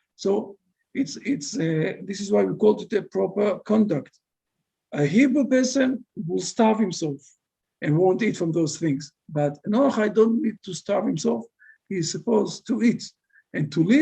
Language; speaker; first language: English; non-native, fluent; Hebrew